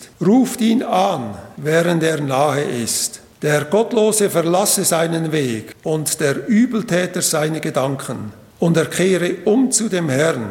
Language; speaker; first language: German; native; German